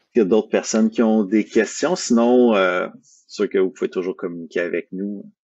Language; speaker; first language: French; native; French